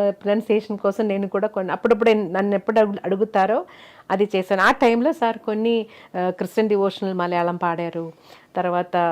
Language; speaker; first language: Telugu; non-native, local second language; Malayalam